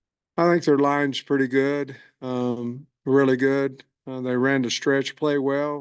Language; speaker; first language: English; native; English